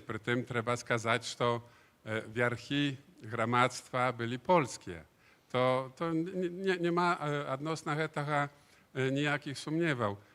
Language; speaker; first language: Polish; non-native, learner; Belarusian